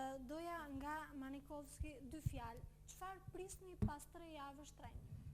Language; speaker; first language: Albanian; native; Albanian